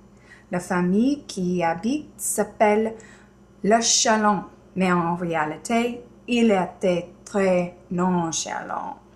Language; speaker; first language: French; non-native, learner; English